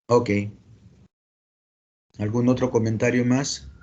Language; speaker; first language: Spanish; native; Spanish